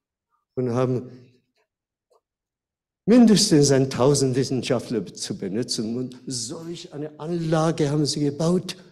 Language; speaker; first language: German; non-native, fluent; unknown